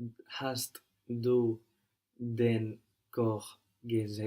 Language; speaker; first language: German; non-native, learner; English